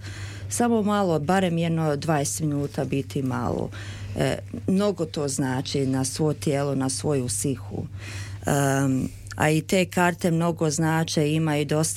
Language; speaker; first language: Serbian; early bilingual, heritage; Serbian